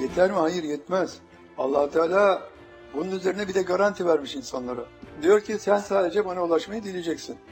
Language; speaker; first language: Turkish; native; Turkish